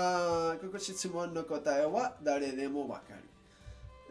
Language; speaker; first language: Japanese; non-native, learner; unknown